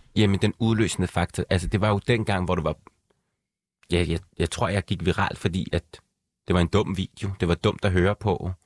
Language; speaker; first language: Danish; early bilingual, other home language; Arabic